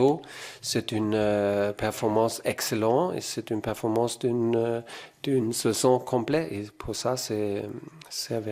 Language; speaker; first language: French; non-native, fluent; German